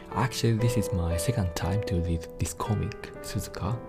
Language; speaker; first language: English; non-native, fluent; Japanese